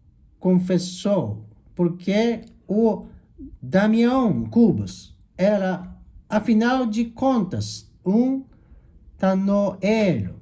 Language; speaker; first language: Portuguese; non-native, learner; Japanese